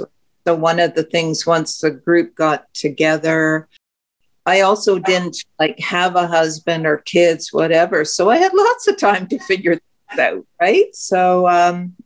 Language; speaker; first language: English; native; English